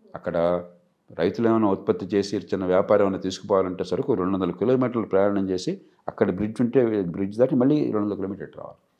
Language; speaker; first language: Telugu; native; Telugu